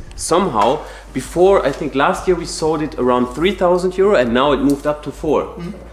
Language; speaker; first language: English; non-native, fluent; German